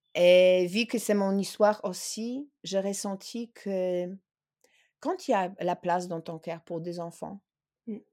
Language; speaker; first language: French; non-native, fluent; Polish